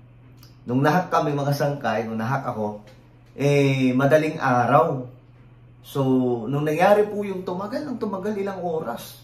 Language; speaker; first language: Filipino; native; Filipino